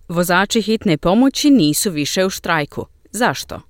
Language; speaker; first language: Croatian; native; Croatian